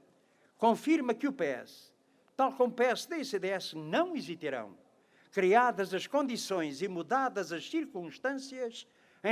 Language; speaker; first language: Portuguese; native; Portuguese